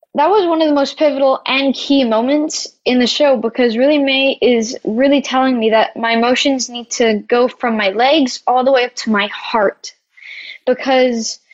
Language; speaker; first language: English; native; English